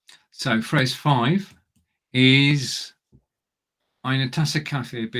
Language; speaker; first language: German; non-native, learner; English